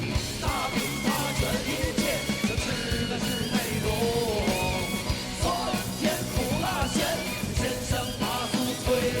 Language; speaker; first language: Chinese; native; Chinese